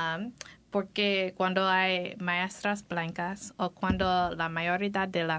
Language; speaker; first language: Spanish; non-native, learner; English